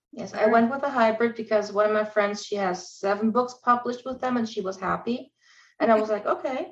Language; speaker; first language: English; non-native, fluent; German